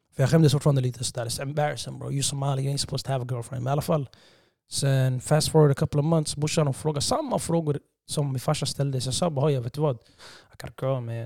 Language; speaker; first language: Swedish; early bilingual, other home language; Somali